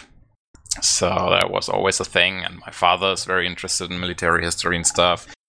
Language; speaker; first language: English; non-native, fluent; German